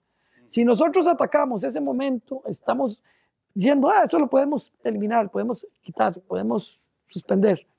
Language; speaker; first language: Spanish; native; Spanish